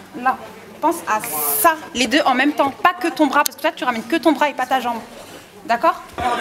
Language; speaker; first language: French; native; French